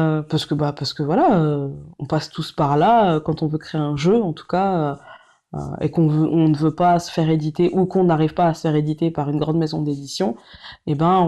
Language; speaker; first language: French; native; French